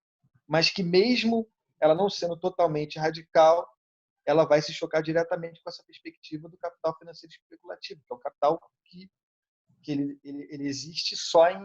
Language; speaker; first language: Portuguese; native; Portuguese